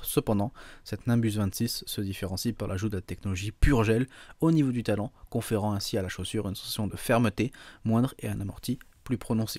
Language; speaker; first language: French; native; French